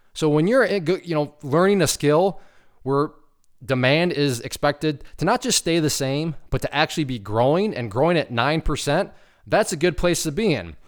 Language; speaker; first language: English; native; English